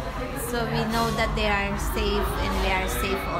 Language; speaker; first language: English; non-native, local second language; Filipino